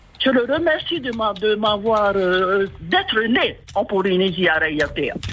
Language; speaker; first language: French; non-native, local second language; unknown